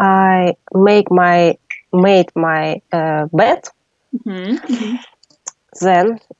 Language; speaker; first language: English; non-native, learner; Russian